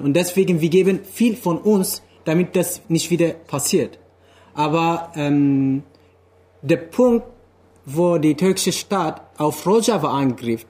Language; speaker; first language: German; non-native, fluent; Kurdish